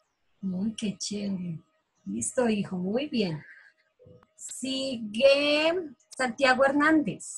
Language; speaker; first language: Spanish; native; Spanish